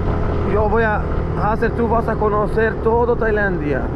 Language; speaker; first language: Spanish; non-native, learner; Swedish